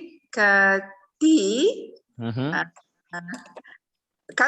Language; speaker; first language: Arabic; non-native, learner; Malay